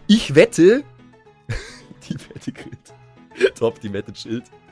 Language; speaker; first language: German; native; German